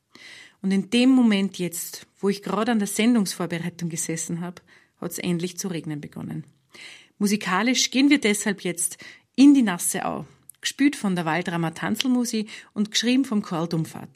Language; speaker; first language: German; native; German